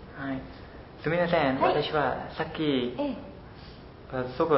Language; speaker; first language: Japanese; non-native, learner; Khmer